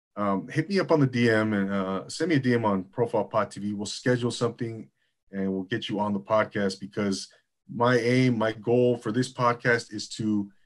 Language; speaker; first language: English; native; English